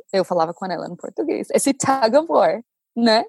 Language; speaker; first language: Portuguese; non-native, fluent; English